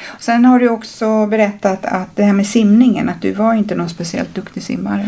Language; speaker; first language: Swedish; native; Swedish